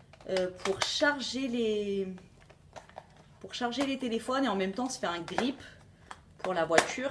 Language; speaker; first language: French; native; French